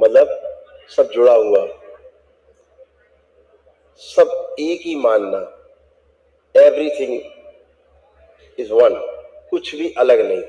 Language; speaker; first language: Hindi; native; Hindi